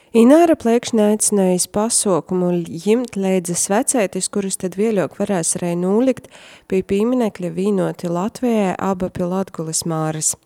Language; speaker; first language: Latvian; native; Latvian